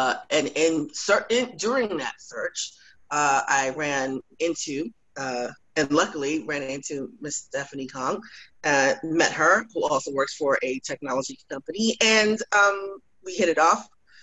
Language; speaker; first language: English; native; English